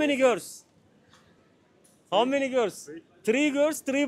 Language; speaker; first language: English; non-native, learner; Turkish